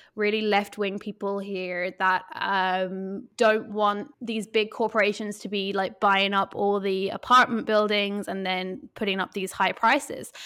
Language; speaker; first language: English; native; English